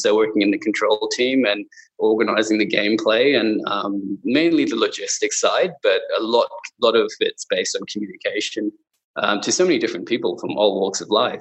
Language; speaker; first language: English; non-native, local second language; Cantonese